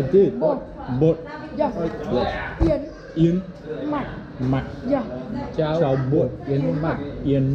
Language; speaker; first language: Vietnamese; non-native, learner; English